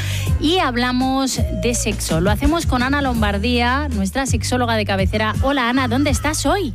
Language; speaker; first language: Spanish; native; Spanish